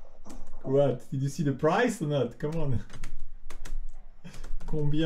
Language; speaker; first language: English; non-native, fluent; French